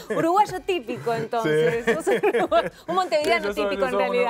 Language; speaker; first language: Spanish; native; Spanish